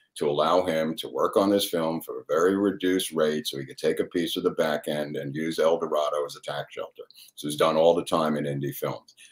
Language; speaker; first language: English; native; English